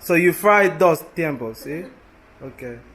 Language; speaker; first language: Spanish; non-native, learner; English